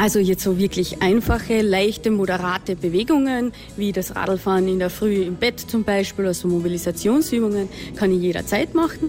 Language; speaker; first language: German; native; German